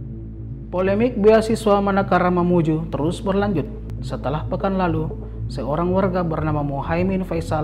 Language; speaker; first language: Indonesian; native; Indonesian